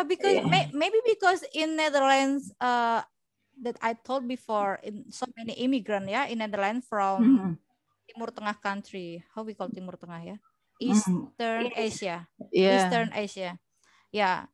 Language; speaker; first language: English; non-native, learner; Indonesian